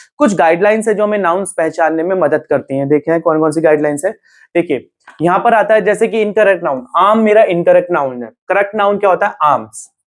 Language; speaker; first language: Hindi; native; Hindi